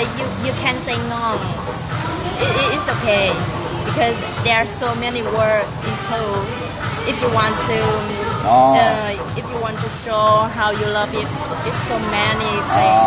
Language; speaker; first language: English; non-native, learner; Vietnamese